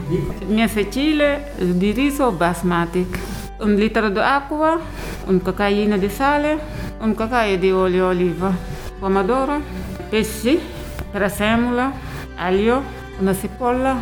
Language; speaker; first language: Italian; non-native, learner; Wolof